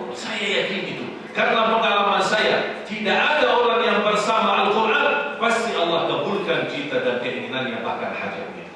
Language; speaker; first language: Indonesian; non-native, fluent; Arabic